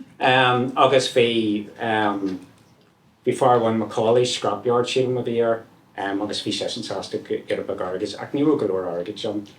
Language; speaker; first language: Irish; non-native, local second language; English